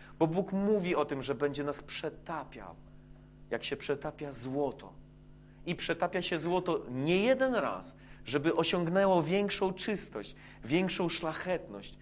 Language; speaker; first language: Polish; non-native, fluent; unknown